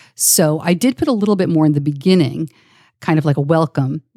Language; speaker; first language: English; native; English